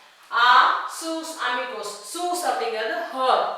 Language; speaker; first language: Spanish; non-native, fluent; Tamil